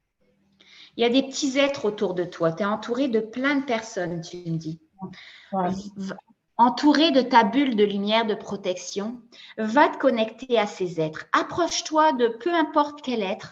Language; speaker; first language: French; native; French